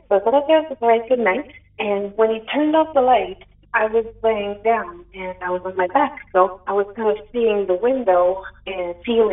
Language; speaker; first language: English; non-native, fluent; French